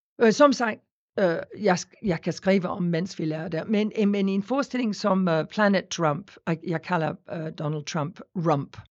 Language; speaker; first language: Danish; non-native, fluent; English